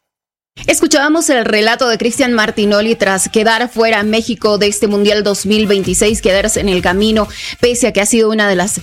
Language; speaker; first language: Spanish; native; Spanish